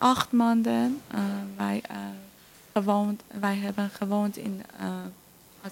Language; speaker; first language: Dutch; non-native, learner; Persian